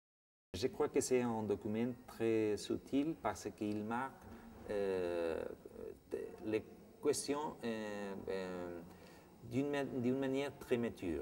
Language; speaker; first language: French; non-native, fluent; Spanish